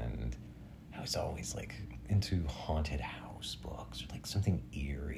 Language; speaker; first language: English; native; English